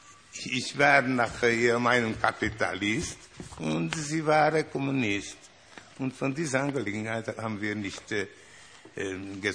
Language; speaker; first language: German; non-native, learner; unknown